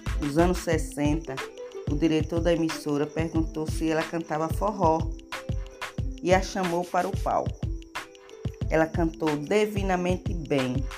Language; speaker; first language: Portuguese; native; Portuguese